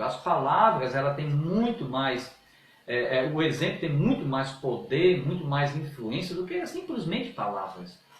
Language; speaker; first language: Portuguese; native; Portuguese